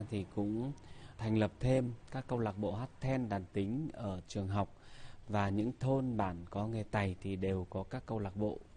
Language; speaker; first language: Vietnamese; non-native, local second language; Tày